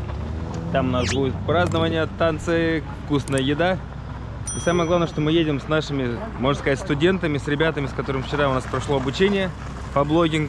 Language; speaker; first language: Russian; native; Russian